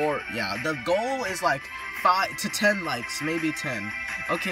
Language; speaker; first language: English; native; English